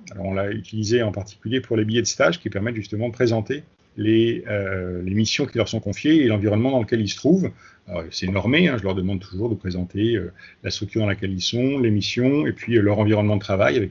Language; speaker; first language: French; native; French